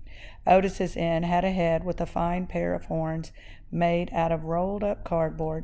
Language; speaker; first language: English; native; English